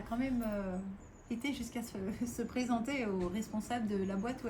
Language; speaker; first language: French; native; French